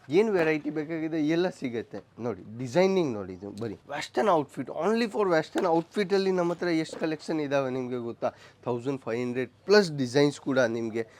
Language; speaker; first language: Kannada; non-native, local second language; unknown